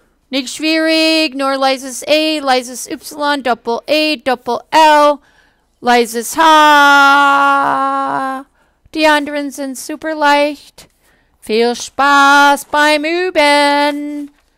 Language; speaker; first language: German; non-native, fluent; English